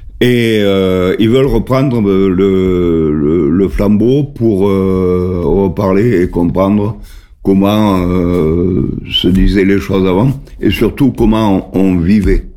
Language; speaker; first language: French; native; French